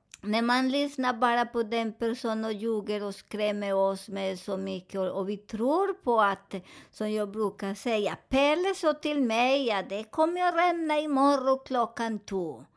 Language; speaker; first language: Swedish; non-native, fluent; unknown